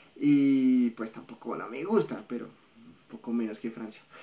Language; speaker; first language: Spanish; non-native, fluent; French